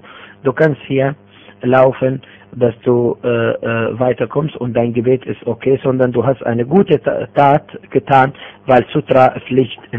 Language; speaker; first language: German; non-native, fluent; Arabic